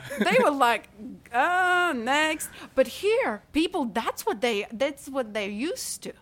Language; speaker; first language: English; non-native, fluent; Latvian